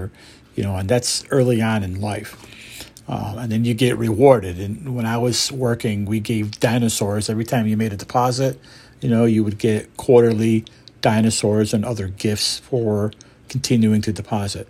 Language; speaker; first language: English; native; English